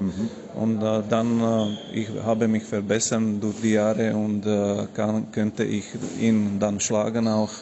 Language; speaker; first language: German; non-native, learner; Slovak